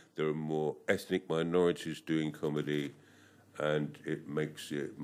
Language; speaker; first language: English; native; English